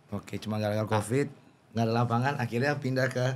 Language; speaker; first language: Indonesian; native; Indonesian